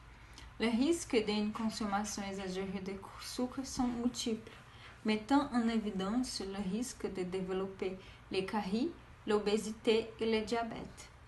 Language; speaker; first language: French; non-native, learner; Portuguese